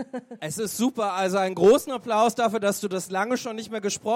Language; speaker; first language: German; native; German